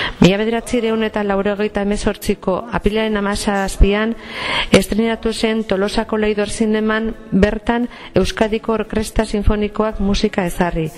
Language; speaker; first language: Basque; non-native, local second language; Spanish